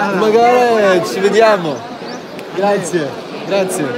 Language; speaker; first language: Italian; non-native, learner; Arabic